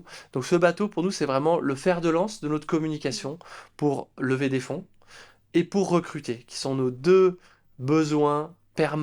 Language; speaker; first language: French; native; French